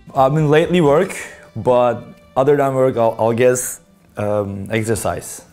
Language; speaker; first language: English; non-native, fluent; Turkish